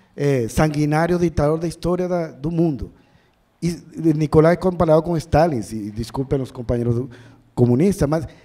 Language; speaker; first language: Portuguese; non-native, learner; Spanish